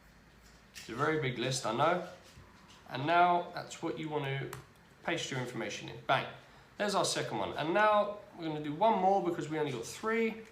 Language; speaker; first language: English; native; English